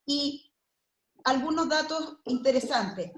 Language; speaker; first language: Spanish; native; Spanish